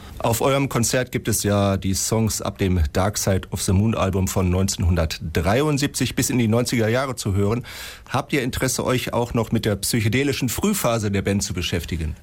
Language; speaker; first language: German; native; German